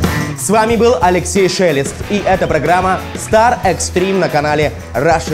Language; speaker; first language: Russian; native; Russian